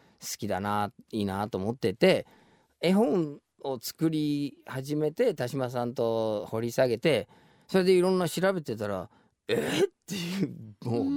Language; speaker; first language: Japanese; non-native, fluent; English